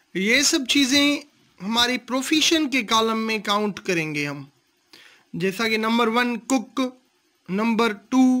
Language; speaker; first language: Urdu; non-native, local second language; Sindhi